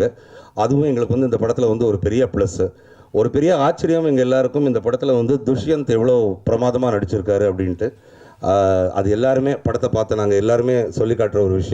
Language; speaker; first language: Tamil; native; Tamil